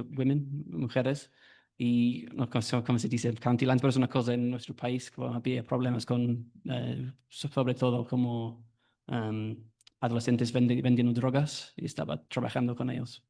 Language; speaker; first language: Spanish; non-native, fluent; English